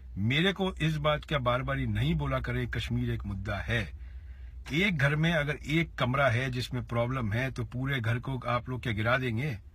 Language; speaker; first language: Hindi; native; Hindi